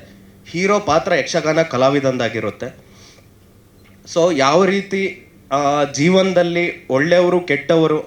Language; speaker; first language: Kannada; native; Kannada